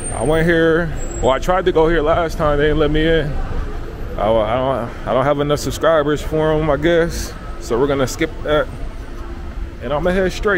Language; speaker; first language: English; native; English